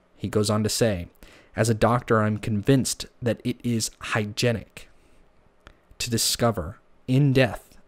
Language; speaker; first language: English; native; English